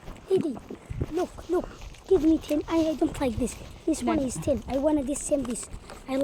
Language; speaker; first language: English; non-native, learner; Arabic